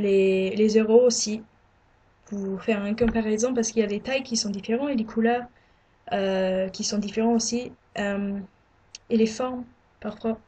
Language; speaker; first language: French; non-native, learner; English